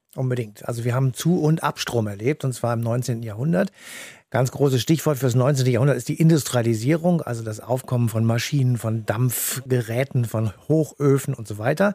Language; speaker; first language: German; native; German